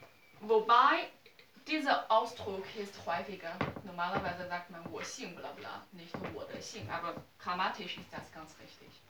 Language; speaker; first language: German; non-native, learner; Chinese